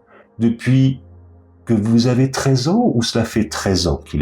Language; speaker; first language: French; native; French